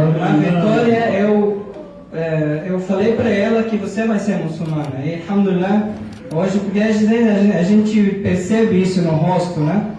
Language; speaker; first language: Portuguese; non-native, fluent; Arabic